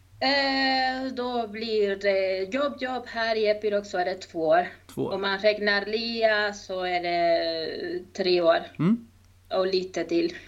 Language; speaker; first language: Swedish; non-native, fluent; Spanish